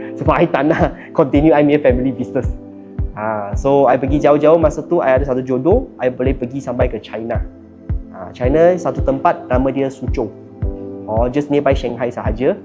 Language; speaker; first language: Malay; non-native, local second language; Chinese